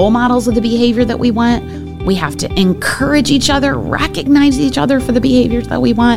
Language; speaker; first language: English; native; English